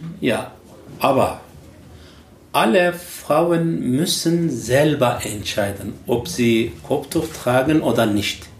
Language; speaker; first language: German; non-native, learner; Turkish